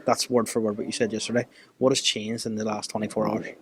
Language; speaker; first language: English; native; English